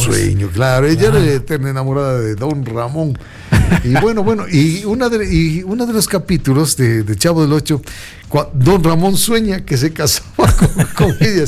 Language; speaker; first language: Spanish; native; Spanish